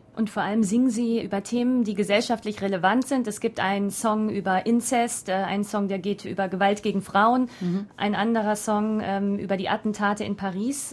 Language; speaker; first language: German; native; German